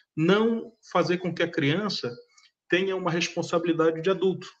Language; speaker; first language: Portuguese; early bilingual, heritage; Portuguese